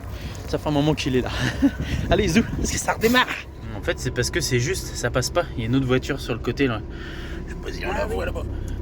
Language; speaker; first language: French; native; French